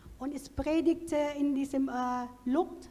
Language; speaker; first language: German; non-native, fluent; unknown